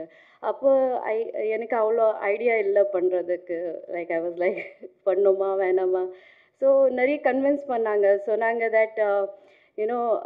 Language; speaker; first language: Tamil; non-native, fluent; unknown